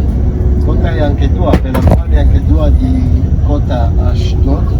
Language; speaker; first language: Indonesian; non-native, fluent; Hebrew